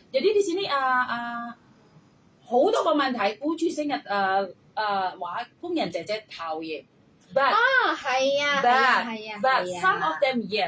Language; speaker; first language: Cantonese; non-native, fluent; Indonesian